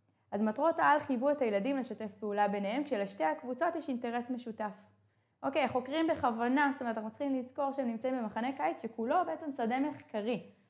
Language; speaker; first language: Hebrew; native; Hebrew